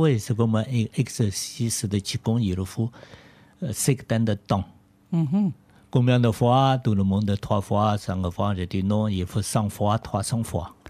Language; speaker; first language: French; non-native, learner; Chinese